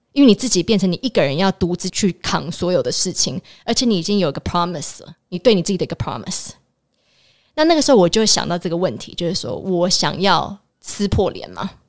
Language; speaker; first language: Chinese; early bilingual, heritage; Chinese